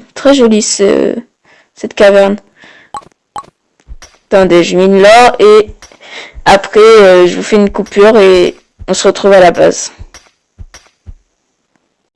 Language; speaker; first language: French; native; French